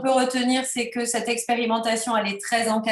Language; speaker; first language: French; native; French